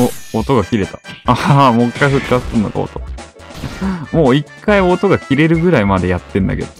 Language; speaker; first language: Japanese; native; Japanese